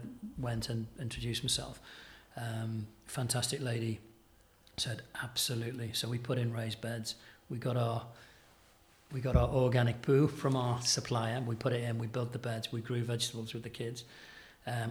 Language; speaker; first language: English; native; English